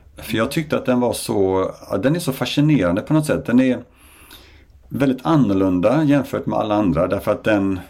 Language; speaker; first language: Swedish; native; Swedish